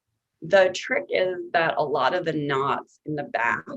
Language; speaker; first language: English; native; English